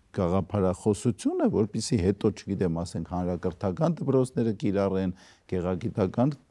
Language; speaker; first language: Armenian; native; Armenian